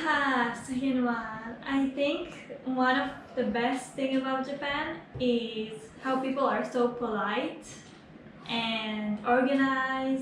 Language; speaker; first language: English; non-native, fluent; Hebrew